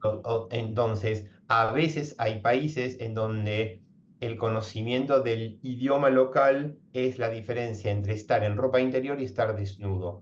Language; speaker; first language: Spanish; native; Spanish